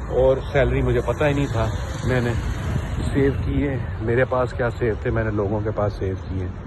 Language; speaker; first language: Urdu; non-native, local second language; Punjabi